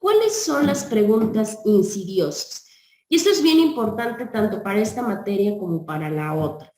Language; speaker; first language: Spanish; native; Spanish